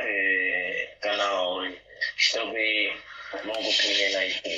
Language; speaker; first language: Russian; non-native, learner; Portuguese